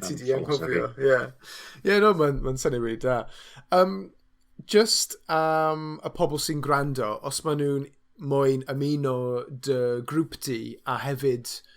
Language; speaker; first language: Welsh; non-native, learner; English